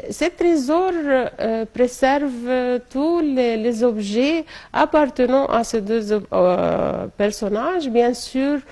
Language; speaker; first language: French; non-native, fluent; Arabic